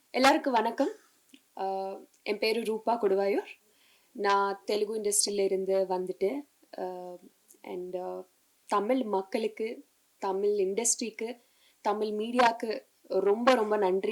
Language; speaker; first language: Tamil; non-native, learner; Telugu